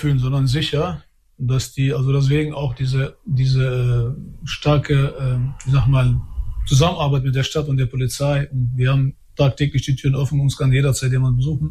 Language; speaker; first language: German; early bilingual, other home language; Albanian